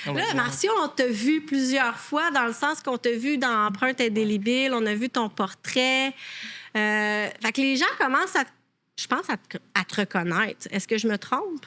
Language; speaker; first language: French; native; French